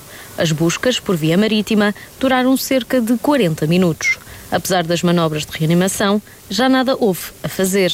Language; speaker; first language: Portuguese; native; Portuguese